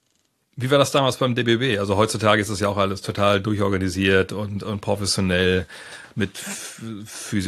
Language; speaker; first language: German; native; German